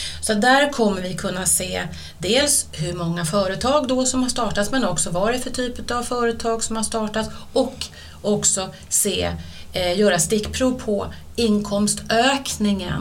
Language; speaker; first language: Swedish; native; Swedish